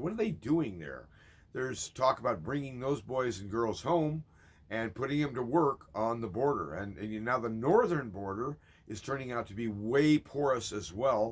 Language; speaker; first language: English; native; English